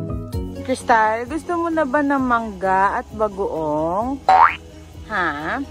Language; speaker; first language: Filipino; native; Filipino